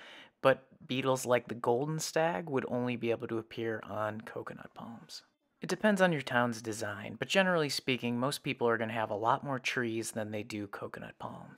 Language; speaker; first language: English; native; English